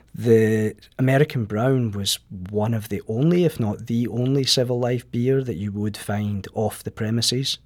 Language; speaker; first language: English; native; English